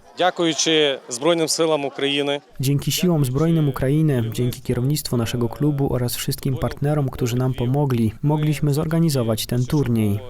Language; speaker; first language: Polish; early bilingual, heritage; Polish